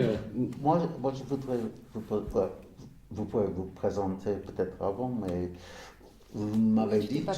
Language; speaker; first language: French; non-native, fluent; English